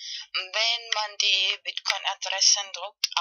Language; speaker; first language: German; non-native, fluent; Spanish